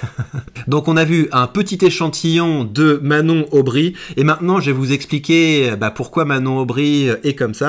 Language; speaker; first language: French; native; French